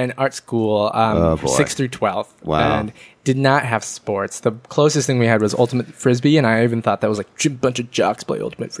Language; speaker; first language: English; early bilingual, other home language; Vietnamese